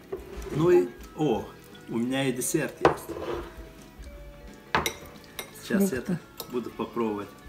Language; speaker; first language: Russian; non-native, fluent; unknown